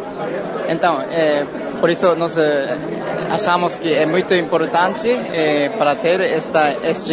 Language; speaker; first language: Portuguese; non-native, learner; Japanese